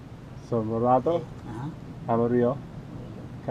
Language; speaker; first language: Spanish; non-native, learner; English